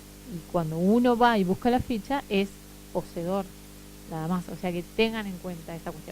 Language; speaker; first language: Spanish; native; Spanish